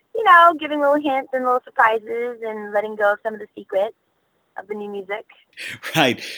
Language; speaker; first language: English; native; English